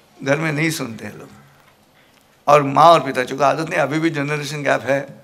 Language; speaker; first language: Hindi; non-native, local second language; Marathi